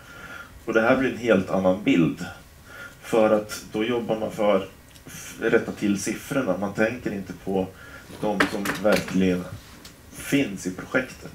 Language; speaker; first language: Swedish; native; Swedish